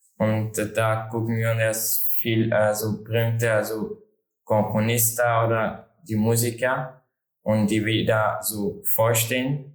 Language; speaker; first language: German; non-native, learner; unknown